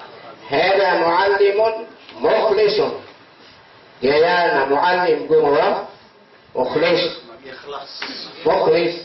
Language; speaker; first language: Arabic; non-native, fluent; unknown